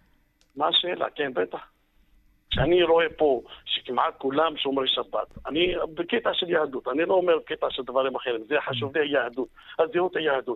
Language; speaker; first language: Hebrew; non-native, fluent; Arabic